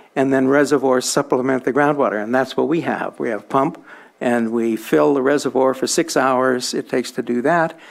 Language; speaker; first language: English; native; English